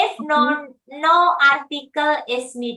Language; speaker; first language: English; non-native, fluent; Indonesian